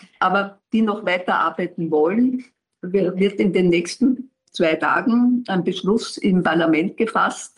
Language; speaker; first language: German; native; German